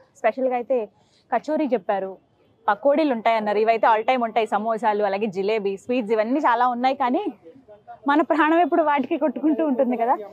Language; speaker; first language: Telugu; native; Telugu